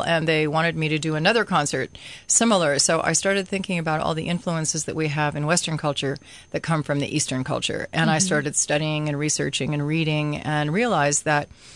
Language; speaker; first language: English; native; English